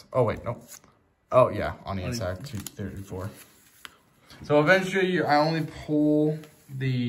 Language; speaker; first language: English; native; English